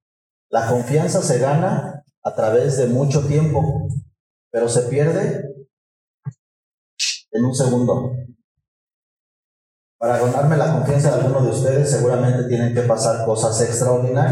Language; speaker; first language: Spanish; native; Spanish